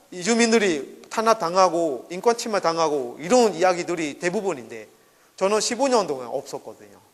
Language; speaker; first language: Korean; non-native, fluent; Burmese